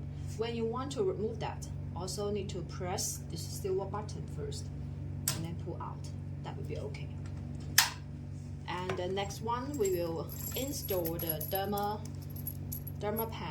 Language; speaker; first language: English; non-native, learner; Chinese